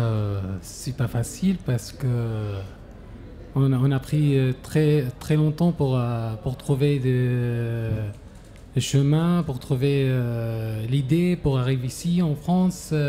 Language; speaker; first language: French; non-native, learner; Arabic